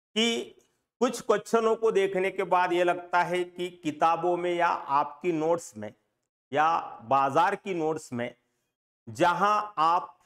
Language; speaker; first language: Hindi; non-native, local second language; Marathi